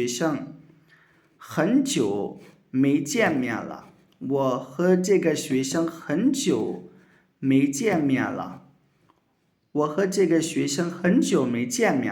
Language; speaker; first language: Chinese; non-native, fluent; Urdu